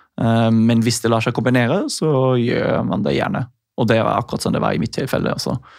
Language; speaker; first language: Norwegian; non-native, fluent; English